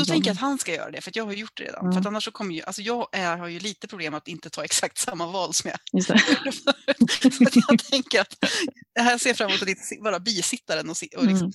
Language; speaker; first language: Swedish; native; Swedish